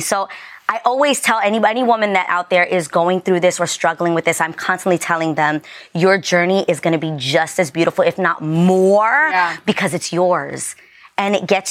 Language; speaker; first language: English; native; English